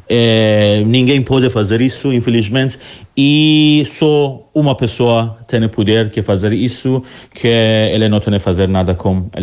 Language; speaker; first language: Portuguese; non-native, learner; Persian